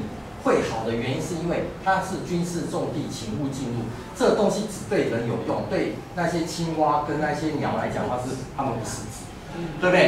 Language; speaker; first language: Chinese; native; Chinese